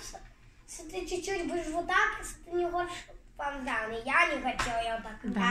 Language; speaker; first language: Russian; early bilingual, heritage; Russian